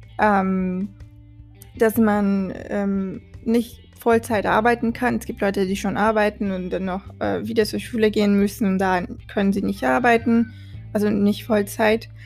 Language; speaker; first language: German; non-native, fluent; Portuguese